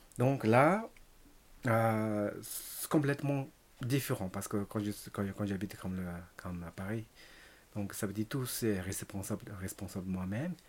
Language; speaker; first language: French; non-native, learner; Tibetan